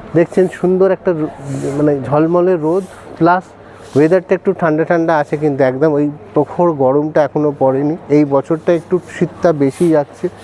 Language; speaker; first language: Bangla; native; Bangla